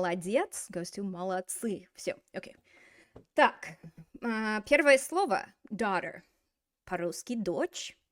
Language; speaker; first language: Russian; non-native, fluent; English